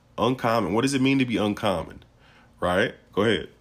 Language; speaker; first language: English; native; English